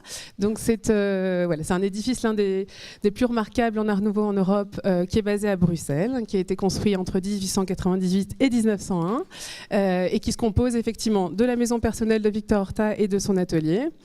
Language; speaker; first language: French; native; French